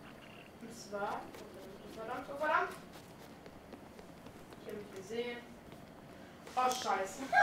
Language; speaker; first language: German; native; German